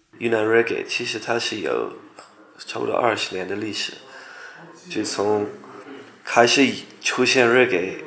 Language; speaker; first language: Chinese; non-native, fluent; English